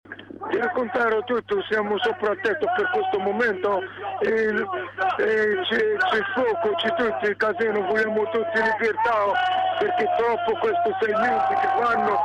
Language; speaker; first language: Italian; non-native, learner; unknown